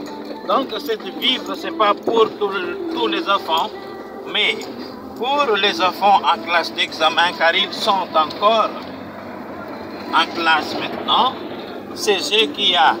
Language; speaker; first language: French; non-native, local second language; Malagasy